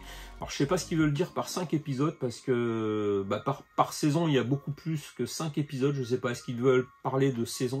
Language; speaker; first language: French; native; French